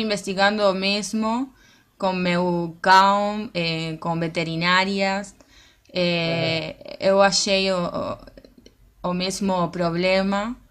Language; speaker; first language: Portuguese; non-native, learner; Spanish